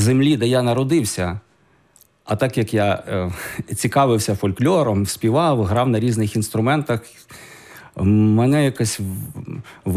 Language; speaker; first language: Ukrainian; native; Ukrainian